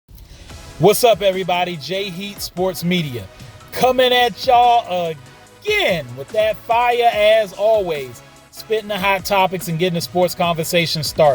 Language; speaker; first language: English; native; English